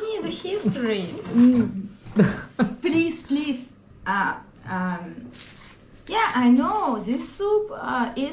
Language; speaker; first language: English; non-native, learner; Russian